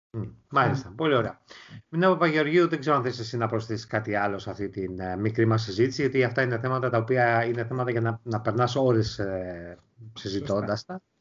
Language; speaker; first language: Greek; native; Greek